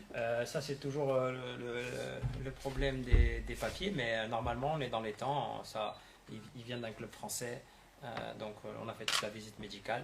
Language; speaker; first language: French; native; French